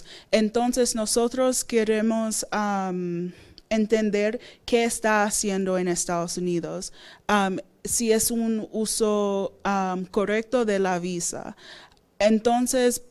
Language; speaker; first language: Spanish; non-native, fluent; English